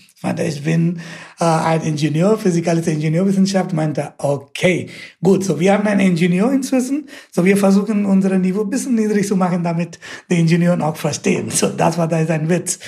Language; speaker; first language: German; non-native, fluent; Hindi